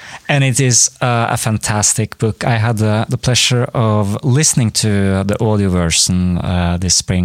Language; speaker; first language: English; non-native, fluent; Norwegian